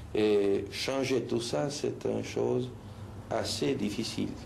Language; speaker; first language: French; non-native, fluent; Spanish